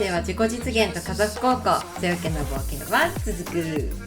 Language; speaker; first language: Japanese; native; Japanese